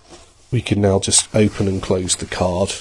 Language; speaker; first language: English; native; English